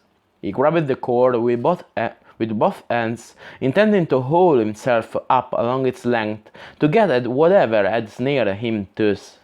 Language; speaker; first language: English; non-native, fluent; Italian